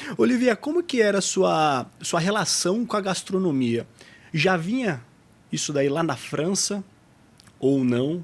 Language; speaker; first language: Portuguese; native; Portuguese